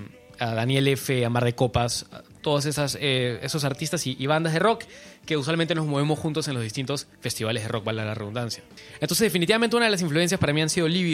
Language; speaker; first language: Spanish; native; Spanish